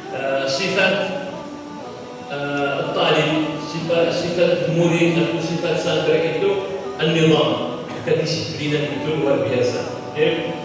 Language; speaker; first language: Indonesian; non-native, learner; Arabic